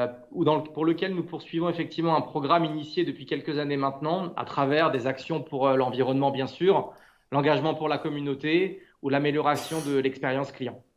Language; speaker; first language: French; native; French